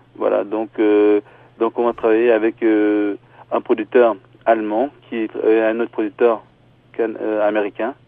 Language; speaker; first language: French; early bilingual, other home language; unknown